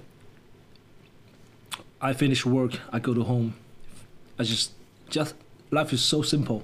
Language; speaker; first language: English; non-native, fluent; Chinese